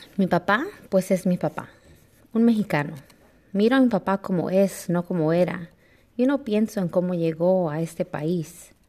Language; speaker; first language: Spanish; early bilingual, heritage; Spanish